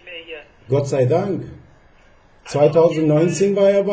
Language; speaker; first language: German; non-native, fluent; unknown